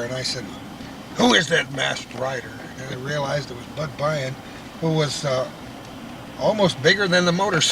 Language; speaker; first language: English; native; English